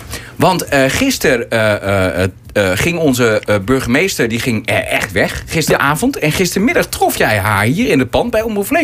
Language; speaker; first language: Dutch; native; Dutch